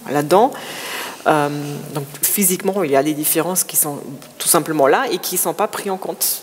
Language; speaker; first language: French; non-native, fluent; German